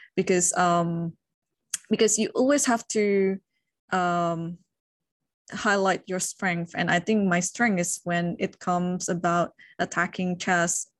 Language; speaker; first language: English; non-native, fluent; Indonesian